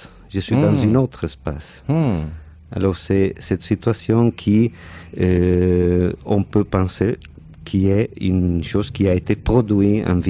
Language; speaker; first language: French; non-native, fluent; Catalan